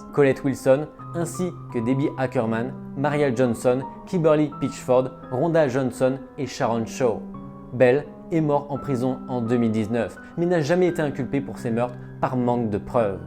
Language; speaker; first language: French; native; French